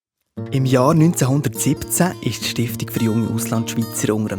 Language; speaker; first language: German; native; German